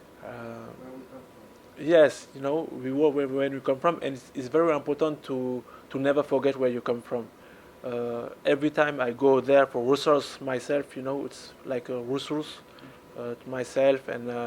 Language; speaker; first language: English; non-native, learner; French